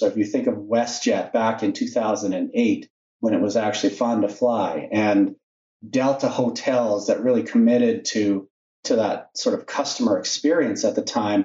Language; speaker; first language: English; native; English